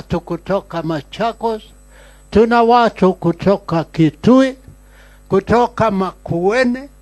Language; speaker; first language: Swahili; non-native, local second language; Kikuyu